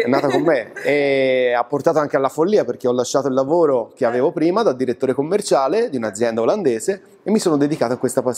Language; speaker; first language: Italian; native; Italian